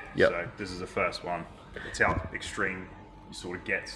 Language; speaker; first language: English; native; English